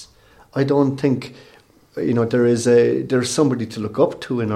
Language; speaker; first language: English; native; English